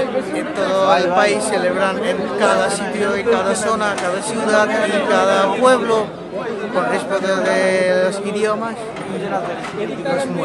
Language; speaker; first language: Spanish; non-native, learner; Bangla